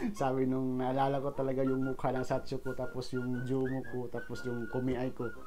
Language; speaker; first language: Filipino; non-native, local second language; Cebuano